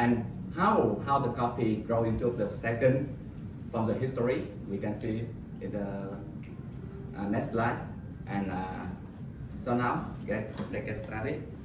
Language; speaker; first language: English; non-native, learner; Vietnamese